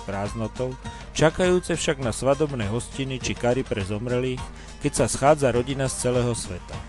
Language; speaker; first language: Slovak; native; Slovak